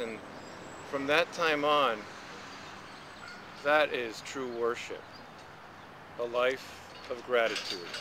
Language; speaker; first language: English; early bilingual, other home language; Latvian